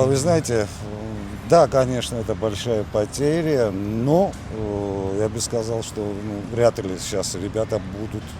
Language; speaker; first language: Russian; non-native, fluent; Georgian